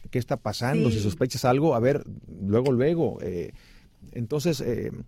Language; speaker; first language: Spanish; native; Spanish